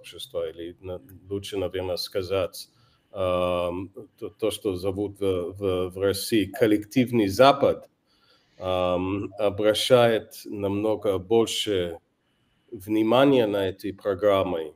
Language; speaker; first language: Russian; non-native, fluent; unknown